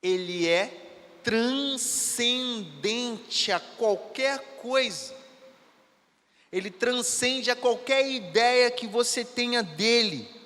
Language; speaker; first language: Portuguese; native; Portuguese